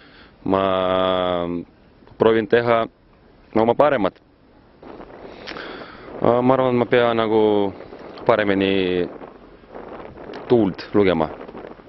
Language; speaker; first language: Estonian; non-native, local second language; Russian